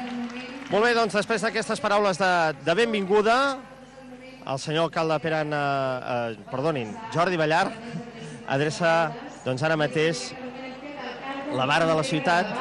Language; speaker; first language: Catalan; native; Catalan